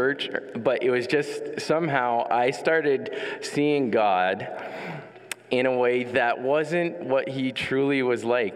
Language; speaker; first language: English; native; English